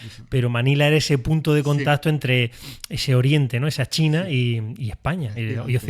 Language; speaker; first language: Spanish; native; Spanish